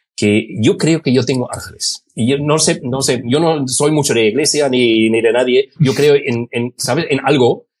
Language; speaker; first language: Spanish; non-native, fluent; German